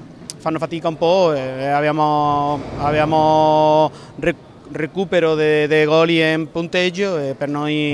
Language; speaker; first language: Italian; non-native, learner; Spanish